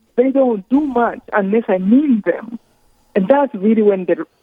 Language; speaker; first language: English; non-native, local second language; Kinyarwanda